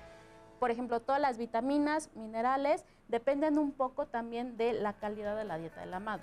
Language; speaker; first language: Spanish; native; Spanish